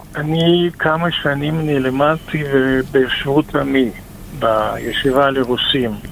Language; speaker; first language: Hebrew; non-native, fluent; Russian